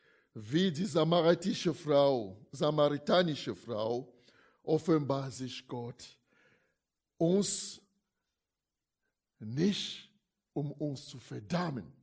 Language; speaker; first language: German; non-native, fluent; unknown